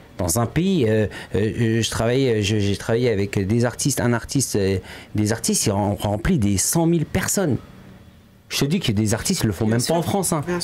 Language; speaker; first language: French; early bilingual, other home language; Arabic